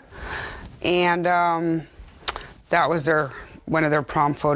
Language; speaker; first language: English; early bilingual, other home language; Spanish